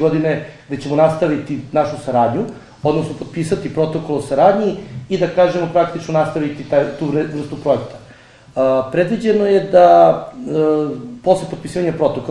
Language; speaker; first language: Serbian; native; Serbian